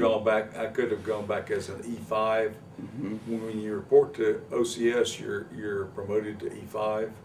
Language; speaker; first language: English; native; English